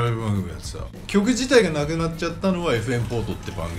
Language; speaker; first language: Japanese; native; Japanese